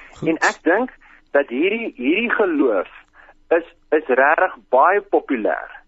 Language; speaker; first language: Afrikaans; non-native, local second language; English